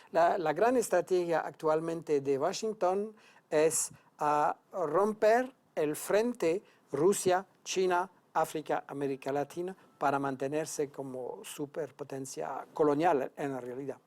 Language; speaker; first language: Spanish; non-native, fluent; French